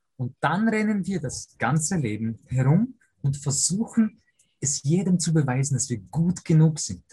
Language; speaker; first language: German; early bilingual, other home language; Polish